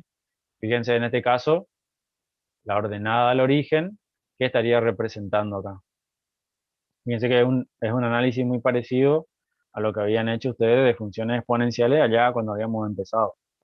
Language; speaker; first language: Spanish; native; Spanish